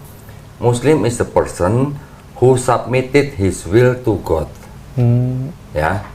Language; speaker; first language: English; non-native, fluent; Indonesian